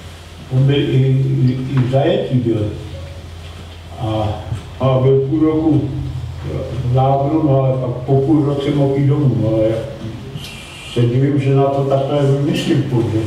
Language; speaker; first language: Czech; non-native, local second language; German